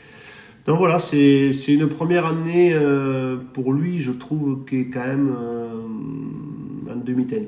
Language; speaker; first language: French; native; French